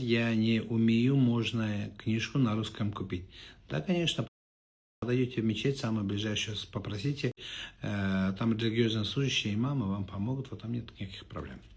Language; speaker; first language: Russian; non-native, local second language; Kazakh